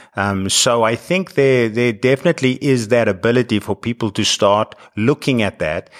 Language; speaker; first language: English; native; English